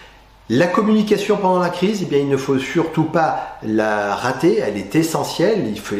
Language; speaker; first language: French; native; French